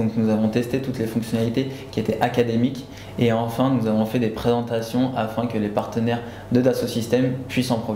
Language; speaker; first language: French; native; French